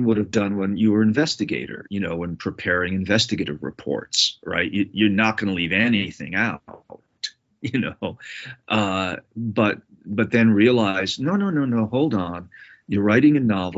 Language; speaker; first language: English; native; English